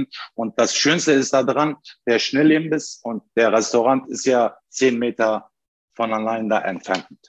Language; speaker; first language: German; non-native, fluent; Turkish